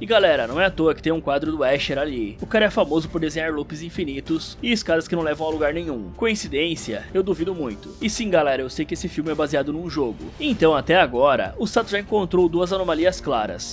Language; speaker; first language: Portuguese; native; Portuguese